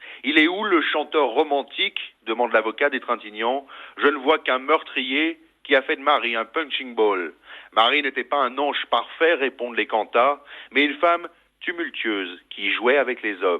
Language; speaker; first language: French; native; French